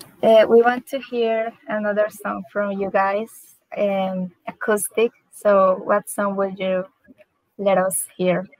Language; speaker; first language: English; non-native, learner; Spanish